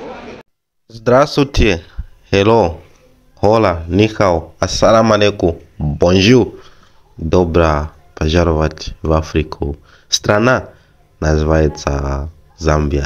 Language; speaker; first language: Russian; non-native, fluent; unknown